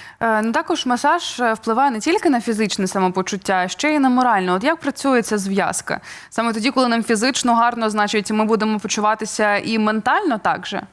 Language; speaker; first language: Ukrainian; native; Ukrainian